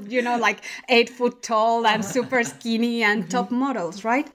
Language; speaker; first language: English; non-native, fluent; Spanish